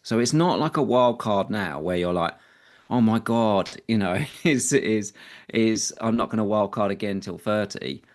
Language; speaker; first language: English; native; English